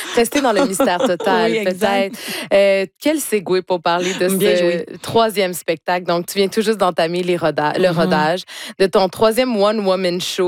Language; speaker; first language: French; native; French